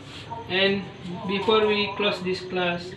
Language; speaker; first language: English; non-native, learner; Indonesian